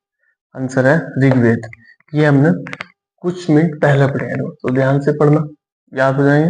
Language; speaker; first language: Hindi; native; Hindi